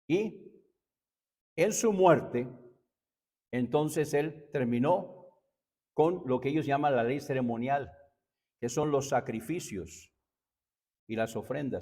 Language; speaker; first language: Spanish; native; Spanish